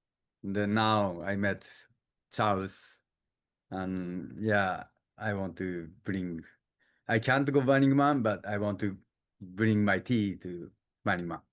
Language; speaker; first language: English; non-native, learner; Japanese